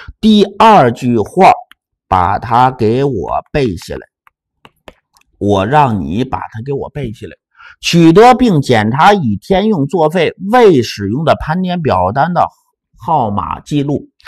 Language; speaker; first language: Chinese; native; Chinese